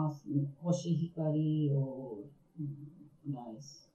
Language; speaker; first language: English; non-native, learner; Japanese